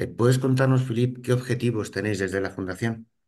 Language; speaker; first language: Spanish; native; Spanish